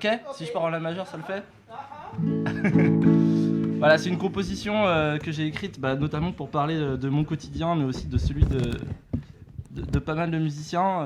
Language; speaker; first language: French; native; French